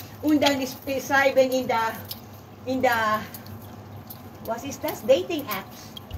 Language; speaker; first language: English; non-native, local second language; Filipino